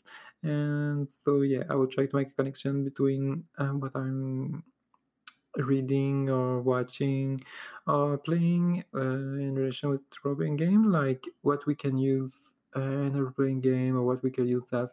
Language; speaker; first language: English; non-native, fluent; French